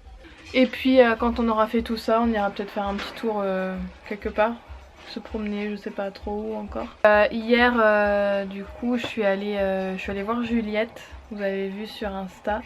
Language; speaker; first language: French; native; French